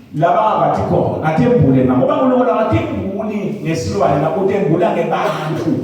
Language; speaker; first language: Zulu; non-native, local second language; Swati